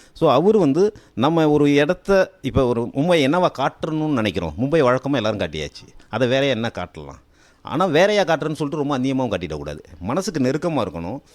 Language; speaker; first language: Tamil; native; Tamil